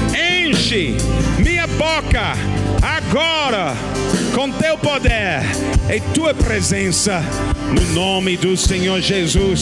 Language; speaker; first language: Portuguese; non-native, learner; English